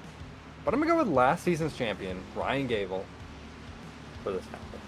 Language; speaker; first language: English; native; English